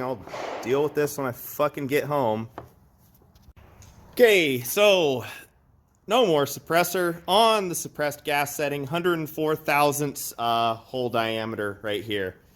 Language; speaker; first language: English; native; English